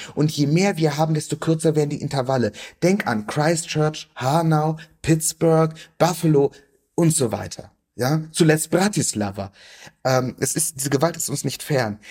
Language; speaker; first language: German; native; German